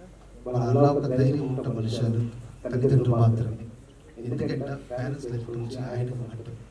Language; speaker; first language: Telugu; non-native, learner; Tamil